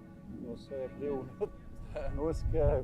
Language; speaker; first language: Danish; non-native, fluent; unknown